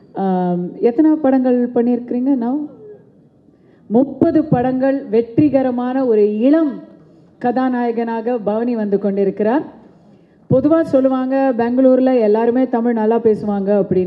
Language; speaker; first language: Tamil; native; Tamil